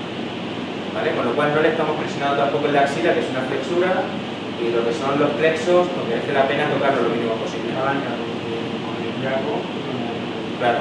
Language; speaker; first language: Spanish; native; Spanish